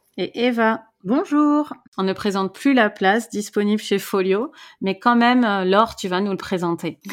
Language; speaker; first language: French; native; French